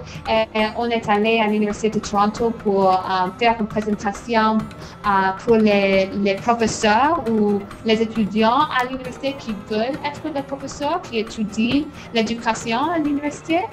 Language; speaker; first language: French; non-native, fluent; English